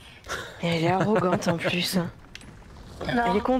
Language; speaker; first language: French; native; French